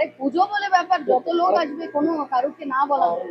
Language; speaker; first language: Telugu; non-native, local second language; Bangla